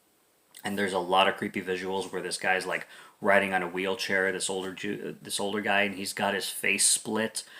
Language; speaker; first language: English; native; English